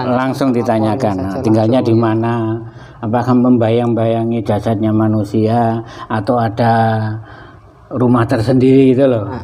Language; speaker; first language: Indonesian; native; Indonesian